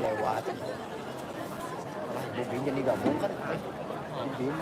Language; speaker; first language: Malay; non-native, local second language; Balinese